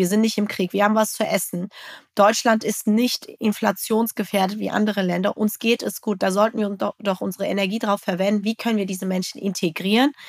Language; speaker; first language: German; native; German